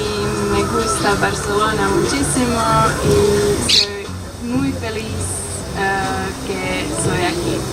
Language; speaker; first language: Spanish; non-native, learner; Croatian